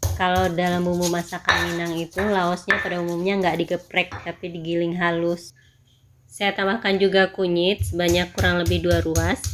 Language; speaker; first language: Indonesian; non-native, local second language; Minangkabau